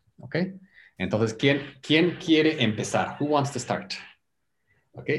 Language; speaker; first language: Spanish; native; Spanish